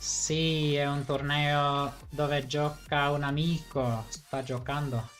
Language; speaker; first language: Italian; non-native, fluent; English